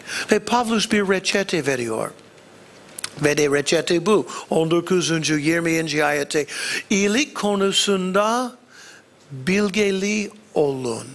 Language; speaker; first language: Turkish; non-native, fluent; English